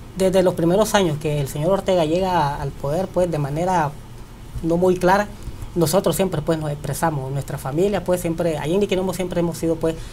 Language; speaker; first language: Spanish; native; Spanish